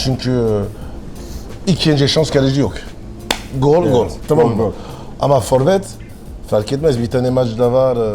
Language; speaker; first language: Turkish; non-native, learner; French